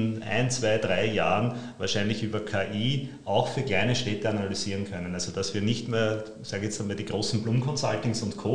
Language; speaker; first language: German; native; German